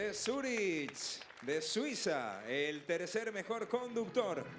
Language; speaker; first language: Spanish; native; Spanish